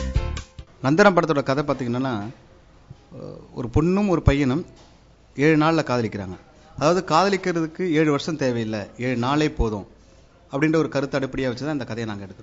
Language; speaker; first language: Tamil; native; Tamil